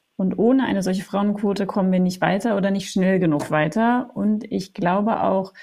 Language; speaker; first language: German; native; German